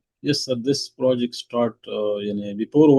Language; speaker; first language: English; non-native, local second language; Urdu